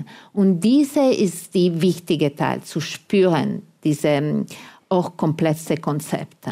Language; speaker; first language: German; non-native, fluent; Italian